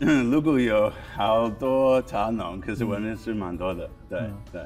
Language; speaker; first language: Chinese; non-native, fluent; English